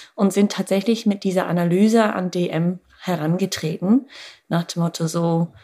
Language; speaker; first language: German; non-native, fluent; English